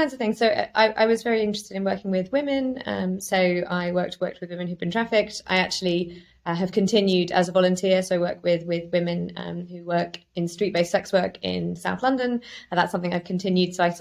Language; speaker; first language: English; native; English